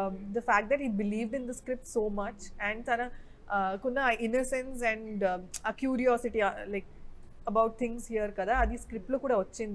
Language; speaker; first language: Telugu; non-native, fluent; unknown